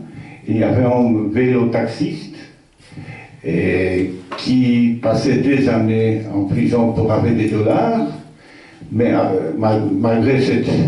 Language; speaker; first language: French; non-native, fluent; Polish